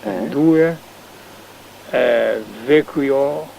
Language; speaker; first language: Italian; non-native, learner; Slovenian